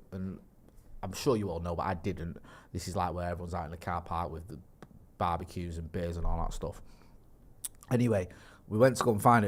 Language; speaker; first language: English; native; English